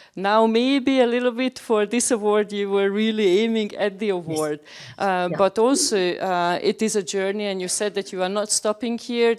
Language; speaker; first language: English; non-native, fluent; Hungarian